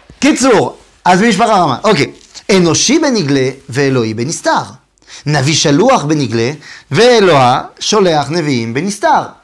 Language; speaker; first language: Hebrew; non-native, fluent; French